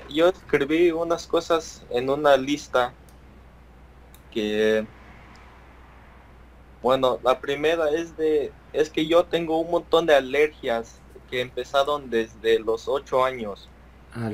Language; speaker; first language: Spanish; early bilingual, heritage; Spanish